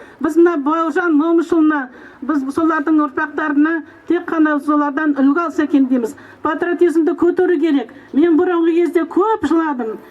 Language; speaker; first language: Kazakh; native; Kazakh